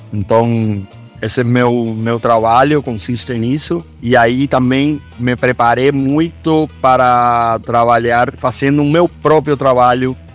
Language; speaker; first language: Portuguese; non-native, fluent; Spanish